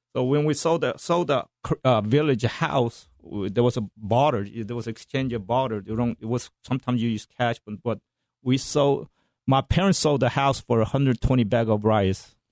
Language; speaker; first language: English; non-native, fluent; Korean